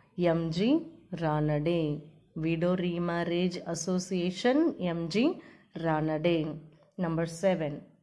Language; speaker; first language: English; non-native, local second language; Tamil